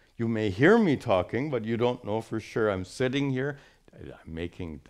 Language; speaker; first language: English; native; English